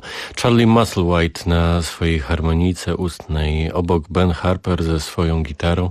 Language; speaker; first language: Polish; native; Polish